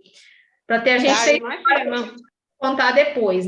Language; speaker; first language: Portuguese; native; Portuguese